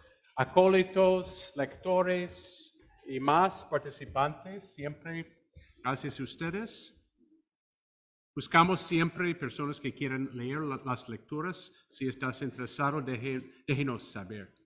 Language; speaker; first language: Spanish; non-native, fluent; English